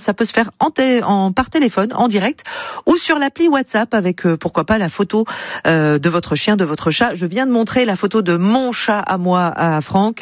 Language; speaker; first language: French; native; French